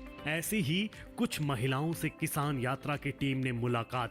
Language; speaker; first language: Hindi; native; Hindi